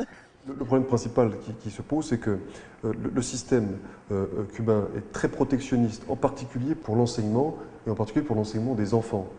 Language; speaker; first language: French; native; French